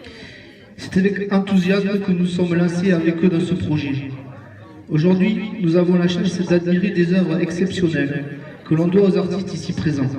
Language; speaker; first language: French; native; French